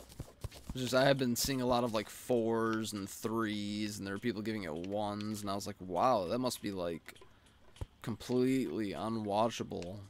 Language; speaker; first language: English; native; English